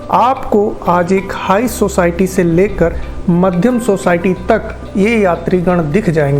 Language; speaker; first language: Hindi; native; Hindi